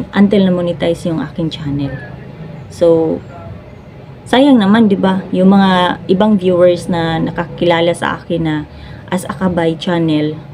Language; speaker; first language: Filipino; non-native, local second language; Cebuano